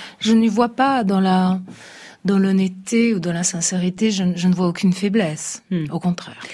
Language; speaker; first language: French; early bilingual, other home language; Italian